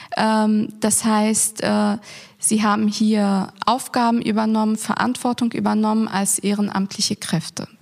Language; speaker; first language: German; native; German